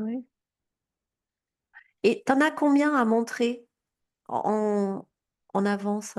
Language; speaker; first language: French; native; French